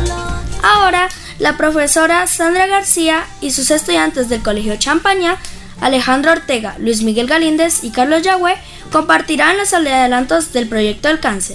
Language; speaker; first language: Spanish; native; Spanish